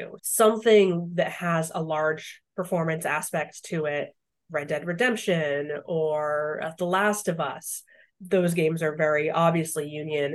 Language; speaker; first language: English; native; English